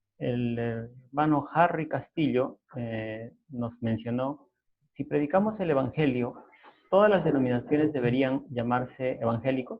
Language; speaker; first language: Spanish; native; Spanish